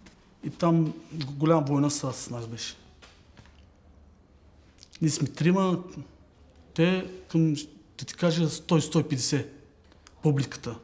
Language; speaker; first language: Bulgarian; non-native, local second language; Turkish